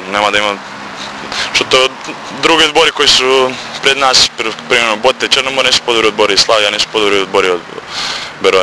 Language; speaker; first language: Bulgarian; non-native, learner; Croatian